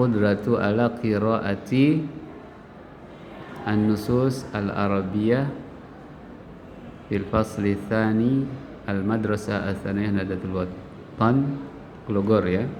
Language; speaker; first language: Arabic; non-native, fluent; Indonesian